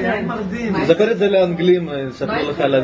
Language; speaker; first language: Hebrew; native; Hebrew